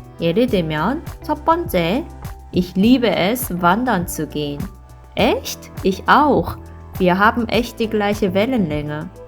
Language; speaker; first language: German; non-native, fluent; Korean